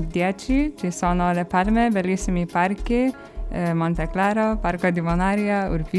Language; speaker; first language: Italian; non-native, learner; Lithuanian